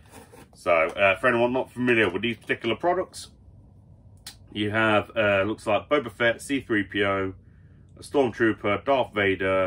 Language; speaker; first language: English; native; English